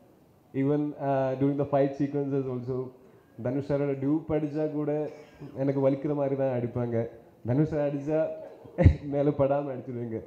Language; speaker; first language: Tamil; non-native, learner; Malayalam